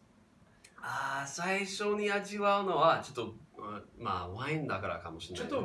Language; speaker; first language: Japanese; non-native, fluent; English